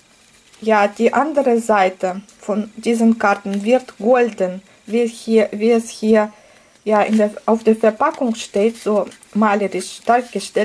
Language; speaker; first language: German; non-native, fluent; Russian